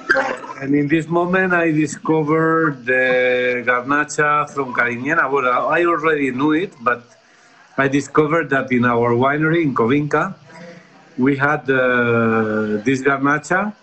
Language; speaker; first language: English; non-native, fluent; Spanish